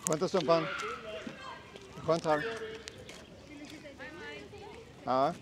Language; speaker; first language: Swedish; native; Swedish